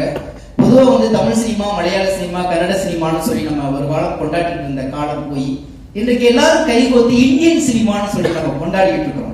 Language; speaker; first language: Tamil; native; Tamil